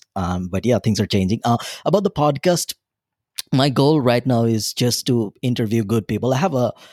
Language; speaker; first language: English; non-native, local second language; Bangla